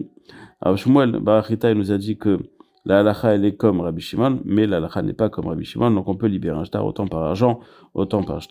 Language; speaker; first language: French; native; French